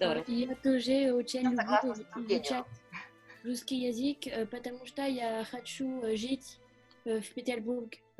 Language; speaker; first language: Russian; non-native, learner; French